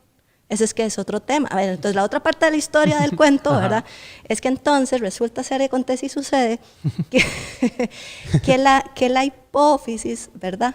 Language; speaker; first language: Spanish; native; Spanish